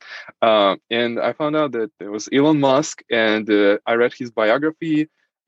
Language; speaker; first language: English; non-native, fluent; Russian